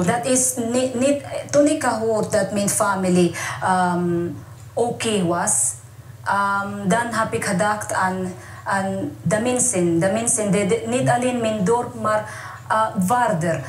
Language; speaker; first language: Dutch; non-native, learner; Waray